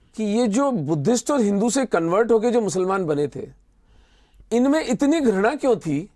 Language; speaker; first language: Hindi; native; Hindi